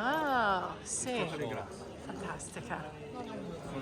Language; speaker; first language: Italian; non-native, learner; English